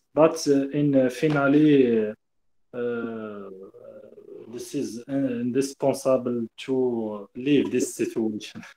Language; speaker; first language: English; non-native, learner; Arabic